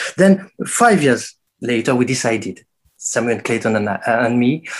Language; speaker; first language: English; non-native, fluent; French